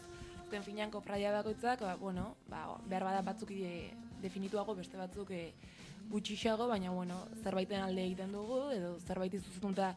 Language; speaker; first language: Basque; native; Basque